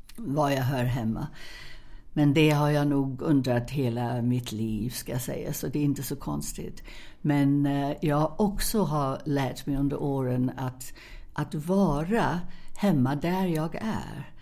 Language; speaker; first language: Swedish; non-native, fluent; English